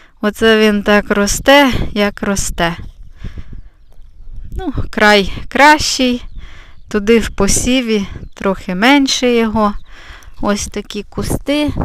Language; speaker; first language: Ukrainian; native; Ukrainian